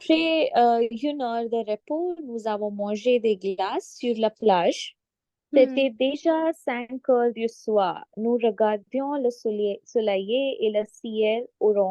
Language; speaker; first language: French; non-native, learner; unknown